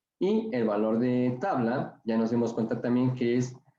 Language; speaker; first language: Spanish; native; Spanish